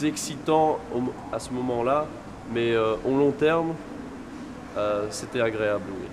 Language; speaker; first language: French; non-native, fluent; English